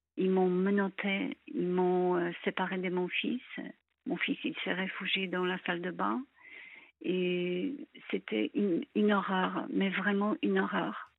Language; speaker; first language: French; non-native, fluent; Polish